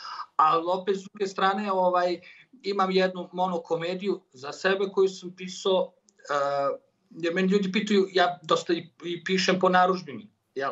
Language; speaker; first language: Serbian; native; Serbian